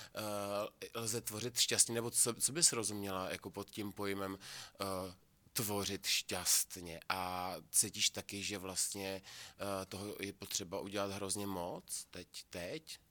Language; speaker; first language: Czech; native; Czech